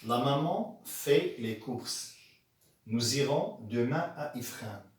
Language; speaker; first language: French; non-native, local second language; Arabic